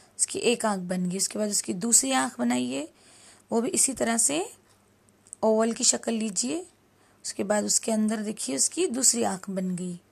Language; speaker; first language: Hindi; native; Hindi